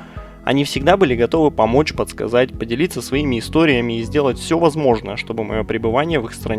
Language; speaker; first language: Russian; native; Russian